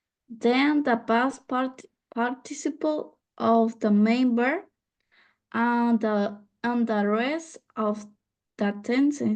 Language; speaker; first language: English; non-native, learner; Spanish